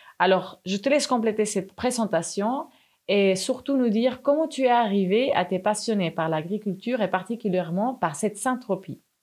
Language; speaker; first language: French; non-native, fluent; Spanish